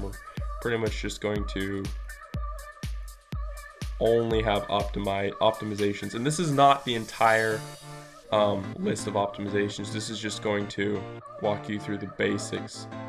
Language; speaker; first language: English; native; English